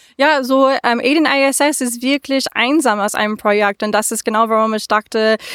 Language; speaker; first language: German; non-native, learner; English